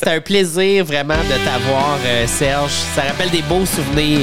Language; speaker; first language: French; native; French